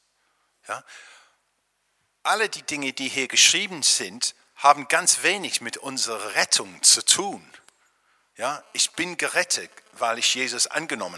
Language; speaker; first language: German; non-native, fluent; English